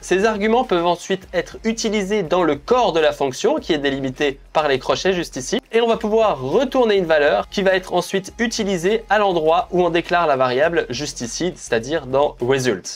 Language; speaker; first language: French; native; French